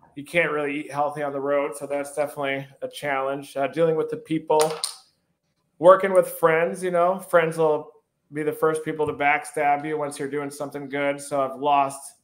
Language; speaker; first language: English; native; English